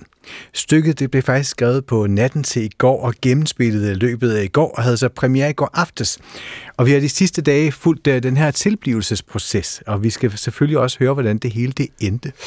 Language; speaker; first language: Danish; native; Danish